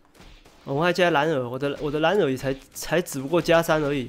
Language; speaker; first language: Chinese; native; Chinese